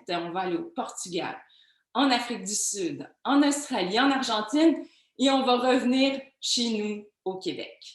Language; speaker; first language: French; native; French